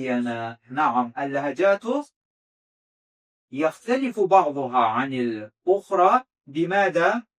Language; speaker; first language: Arabic; non-native, fluent; Azerbaijani